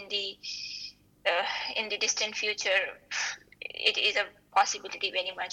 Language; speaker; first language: English; non-native, local second language; Hindi